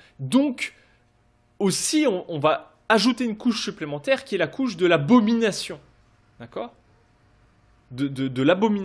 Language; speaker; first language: French; native; French